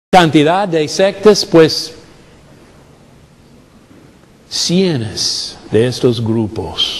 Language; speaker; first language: Spanish; non-native, fluent; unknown